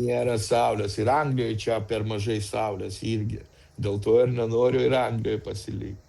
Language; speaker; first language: Lithuanian; non-native, local second language; Russian